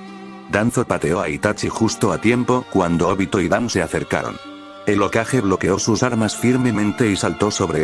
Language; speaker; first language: Spanish; native; Spanish